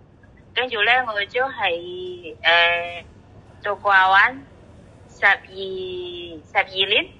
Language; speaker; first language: Cantonese; non-native, learner; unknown